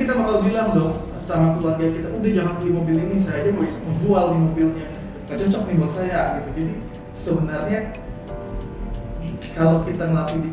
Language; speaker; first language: Indonesian; native; Indonesian